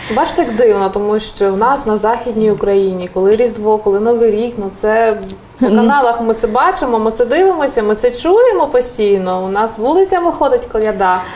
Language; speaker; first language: Ukrainian; native; Ukrainian